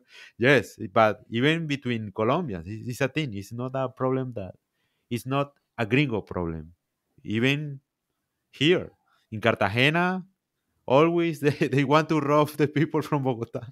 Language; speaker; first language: English; non-native, learner; Spanish